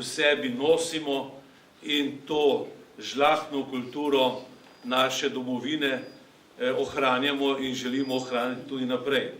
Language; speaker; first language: Slovenian; native; Slovenian